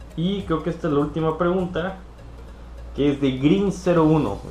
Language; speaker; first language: Spanish; native; Spanish